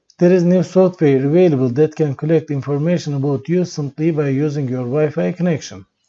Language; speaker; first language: English; non-native, fluent; Turkish